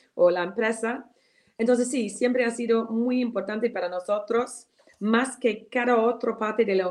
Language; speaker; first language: Spanish; non-native, fluent; English